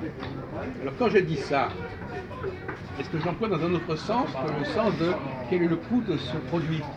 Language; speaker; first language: French; native; French